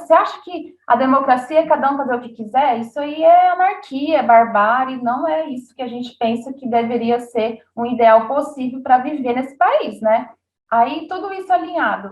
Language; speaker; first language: Portuguese; native; Portuguese